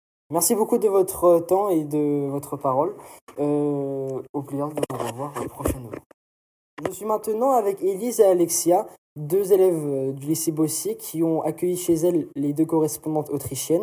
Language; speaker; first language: French; native; French